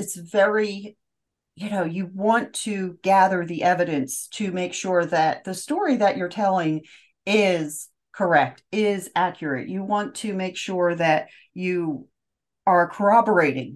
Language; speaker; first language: English; native; English